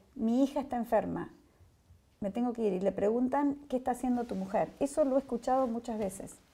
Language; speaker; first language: Spanish; native; Spanish